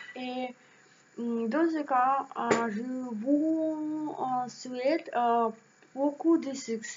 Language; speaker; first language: French; non-native, learner; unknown